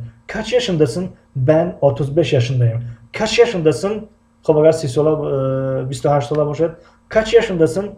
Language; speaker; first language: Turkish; non-native, fluent; Tajik